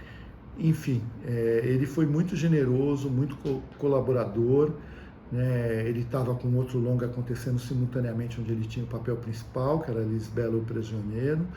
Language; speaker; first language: Portuguese; native; Portuguese